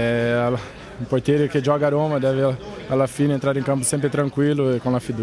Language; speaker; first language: Italian; non-native, fluent; Portuguese